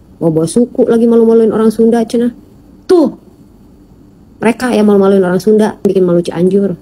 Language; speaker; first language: Indonesian; native; Indonesian